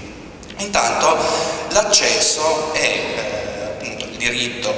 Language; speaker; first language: Italian; native; Italian